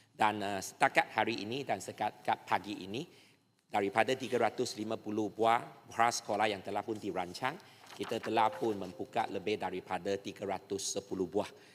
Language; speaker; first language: Malay; native; Malay